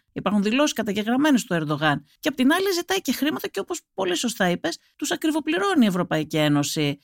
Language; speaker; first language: Greek; native; Greek